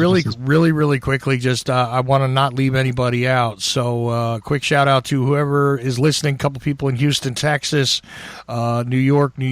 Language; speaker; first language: English; native; English